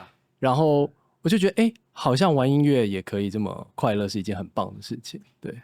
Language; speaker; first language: Chinese; native; Chinese